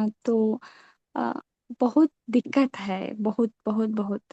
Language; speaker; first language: Hindi; non-native, local second language; Bangla